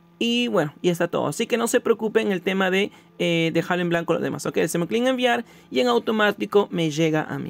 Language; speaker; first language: Spanish; native; Spanish